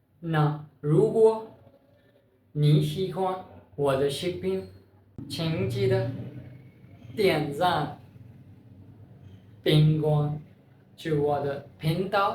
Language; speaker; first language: Chinese; non-native, fluent; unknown